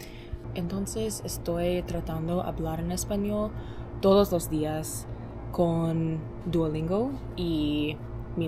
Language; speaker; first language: Spanish; non-native, learner; English